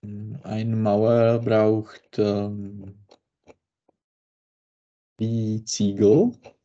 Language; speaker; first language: German; non-native, learner; Czech